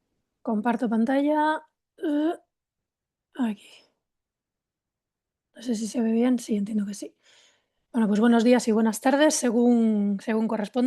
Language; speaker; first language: Spanish; native; Spanish